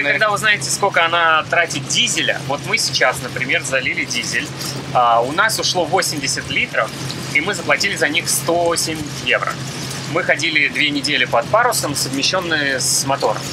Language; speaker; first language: Russian; native; Russian